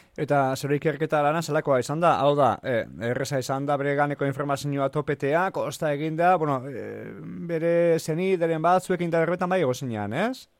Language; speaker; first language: Basque; native; Basque